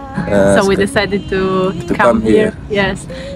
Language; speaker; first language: English; non-native, fluent; Italian